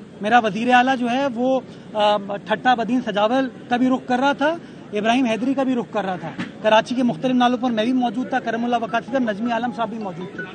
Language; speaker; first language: Urdu; native; Urdu